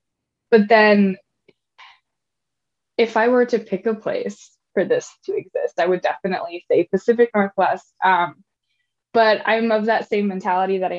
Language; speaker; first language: English; native; English